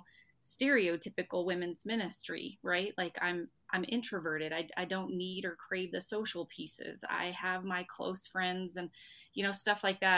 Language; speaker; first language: English; native; English